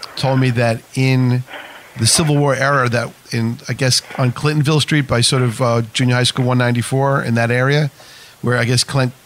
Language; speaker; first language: English; native; English